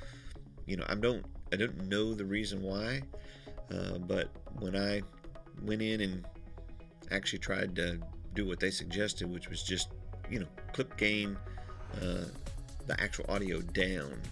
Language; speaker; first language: English; native; English